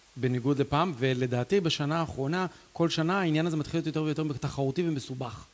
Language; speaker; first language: Hebrew; native; Hebrew